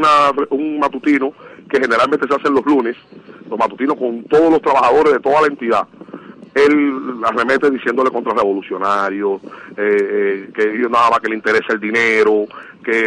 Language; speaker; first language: Spanish; native; Spanish